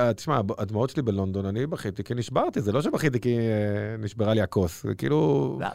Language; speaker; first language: Hebrew; native; Hebrew